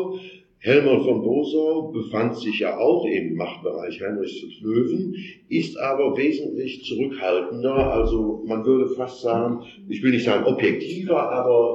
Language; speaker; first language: German; native; German